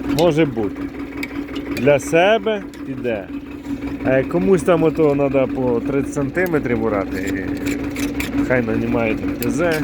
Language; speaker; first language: Ukrainian; native; Ukrainian